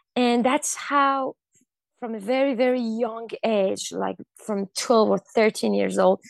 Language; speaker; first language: English; non-native, fluent; Persian